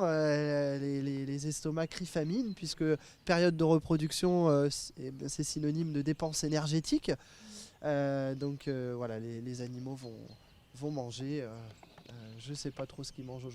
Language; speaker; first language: French; native; French